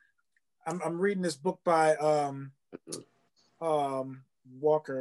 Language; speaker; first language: English; native; English